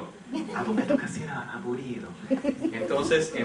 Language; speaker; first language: Spanish; non-native, fluent; English